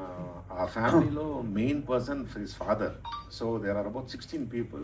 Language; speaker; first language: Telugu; non-native, learner; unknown